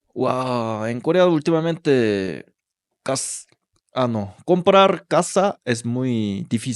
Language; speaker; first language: Spanish; non-native, learner; Korean